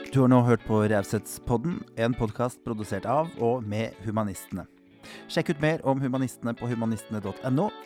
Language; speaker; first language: Norwegian; early bilingual, other home language; Arabic